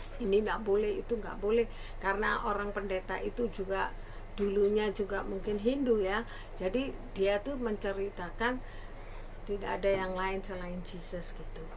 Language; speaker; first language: Indonesian; early bilingual, other home language; Sindhi